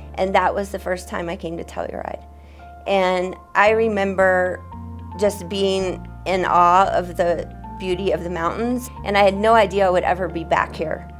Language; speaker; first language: English; native; English